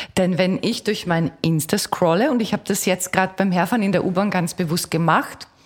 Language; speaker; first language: German; native; German